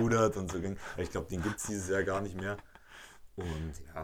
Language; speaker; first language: German; native; German